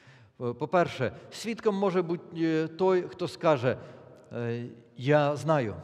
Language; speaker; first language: Polish; non-native, learner; Ukrainian